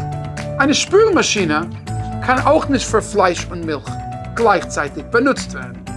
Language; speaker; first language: German; non-native, fluent; English